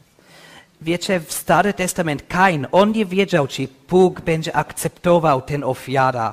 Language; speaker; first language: Polish; non-native, learner; English